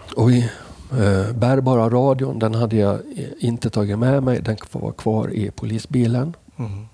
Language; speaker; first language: Swedish; native; Swedish